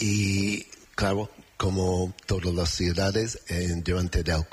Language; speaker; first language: Spanish; non-native, learner; English